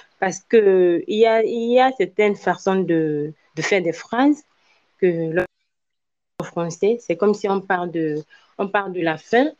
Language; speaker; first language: French; non-native, local second language; Ewe